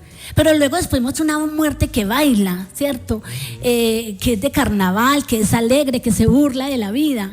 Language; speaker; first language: Spanish; native; Spanish